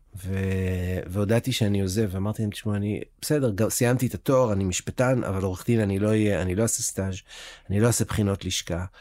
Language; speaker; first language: Hebrew; native; Hebrew